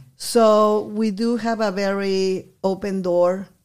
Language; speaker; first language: English; non-native, fluent; Spanish